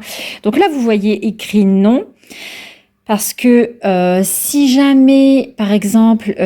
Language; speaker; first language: French; native; French